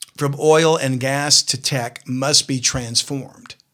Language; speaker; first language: English; native; English